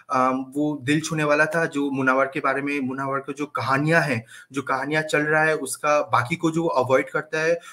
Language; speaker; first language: Hindi; native; Hindi